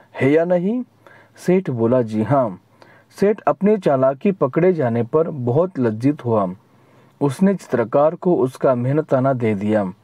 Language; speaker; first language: Hindi; non-native, local second language; Marathi